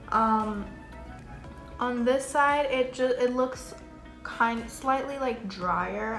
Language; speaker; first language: English; native; English